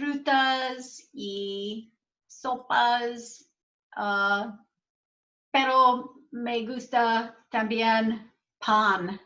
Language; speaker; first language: Spanish; non-native, learner; English